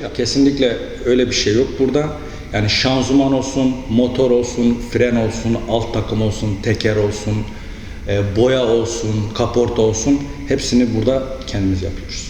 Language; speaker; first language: Turkish; non-native, local second language; Kurdish